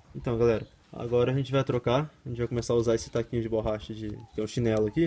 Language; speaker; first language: Portuguese; native; Portuguese